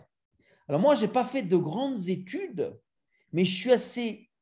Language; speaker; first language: French; native; French